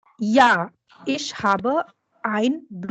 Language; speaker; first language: German; non-native, learner; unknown